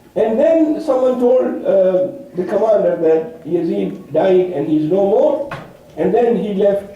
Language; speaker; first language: English; non-native, local second language; Urdu